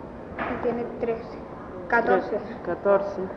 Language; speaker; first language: Spanish; native; Spanish